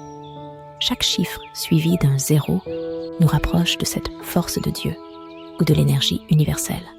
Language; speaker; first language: French; native; French